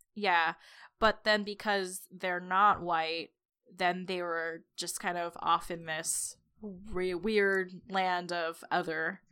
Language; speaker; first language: English; native; English